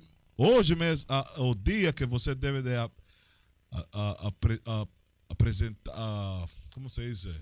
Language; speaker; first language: Portuguese; non-native, learner; Spanish